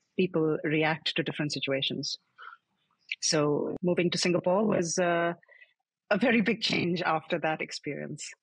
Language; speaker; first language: English; non-native, local second language; Hindi